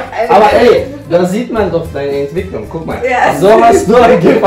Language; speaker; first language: German; non-native, fluent; Turkish